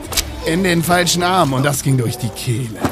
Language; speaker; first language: German; native; German